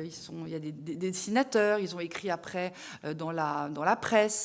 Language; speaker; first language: French; native; French